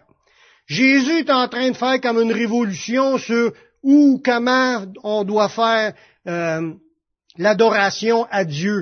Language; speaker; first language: French; native; French